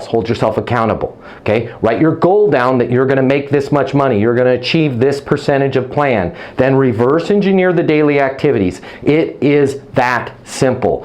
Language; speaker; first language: English; native; English